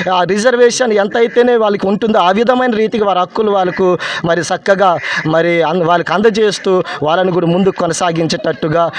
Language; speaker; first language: Telugu; non-native, local second language; Koya